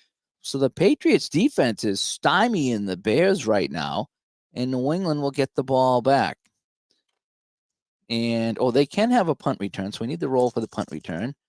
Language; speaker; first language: English; native; English